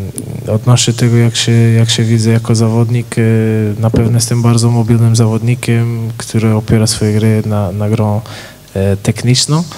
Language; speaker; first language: Polish; non-native, fluent; Portuguese